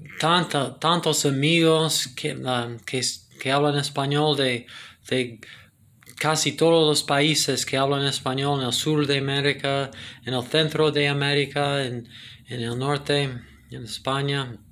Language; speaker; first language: Spanish; non-native, fluent; English